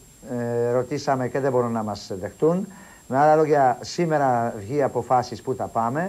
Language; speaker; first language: Greek; non-native, fluent; Polish